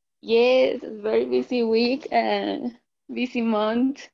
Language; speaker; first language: English; non-native, learner; Spanish